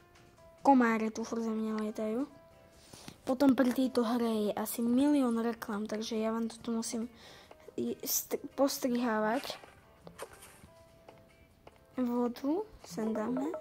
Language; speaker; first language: Slovak; native; Slovak